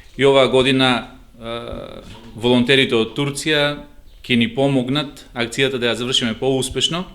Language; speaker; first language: Macedonian; native; Macedonian